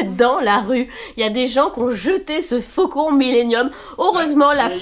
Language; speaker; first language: French; native; French